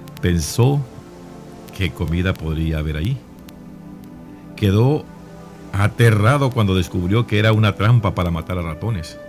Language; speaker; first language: Spanish; native; Spanish